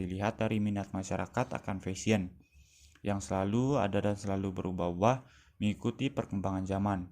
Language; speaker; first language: Indonesian; native; Indonesian